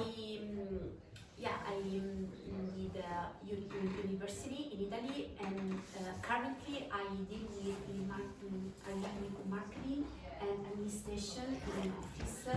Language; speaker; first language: English; non-native, learner; Italian